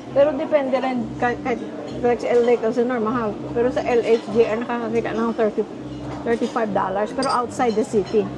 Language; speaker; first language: Filipino; native; Filipino